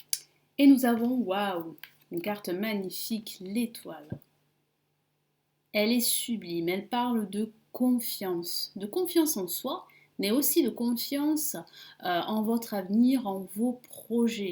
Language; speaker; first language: French; native; French